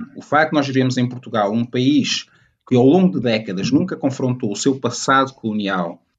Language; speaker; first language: Portuguese; native; Portuguese